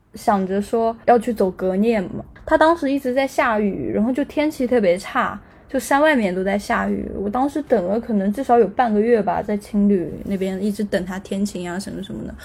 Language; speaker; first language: Chinese; native; Chinese